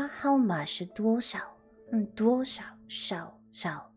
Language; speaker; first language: Chinese; non-native, learner; English